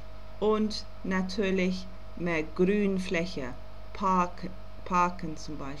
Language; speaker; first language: German; non-native, learner; English